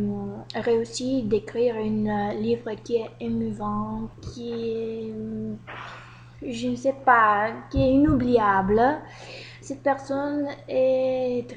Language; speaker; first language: French; non-native, learner; Bulgarian